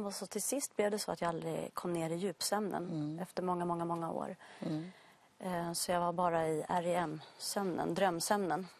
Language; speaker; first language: Swedish; native; Swedish